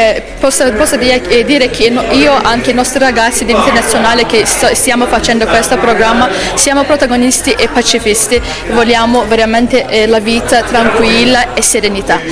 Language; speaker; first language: Italian; non-native, learner; Azerbaijani